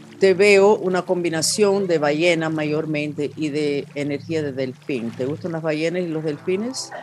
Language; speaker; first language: Spanish; non-native, fluent; English